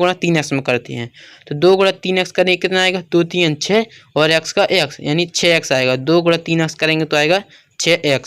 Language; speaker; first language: Hindi; native; Hindi